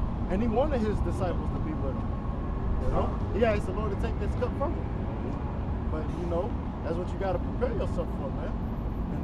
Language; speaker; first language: English; native; English